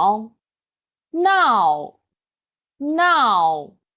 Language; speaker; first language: Chinese; native; Chinese